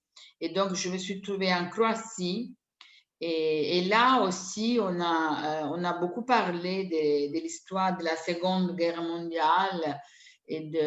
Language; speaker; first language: French; non-native, fluent; Italian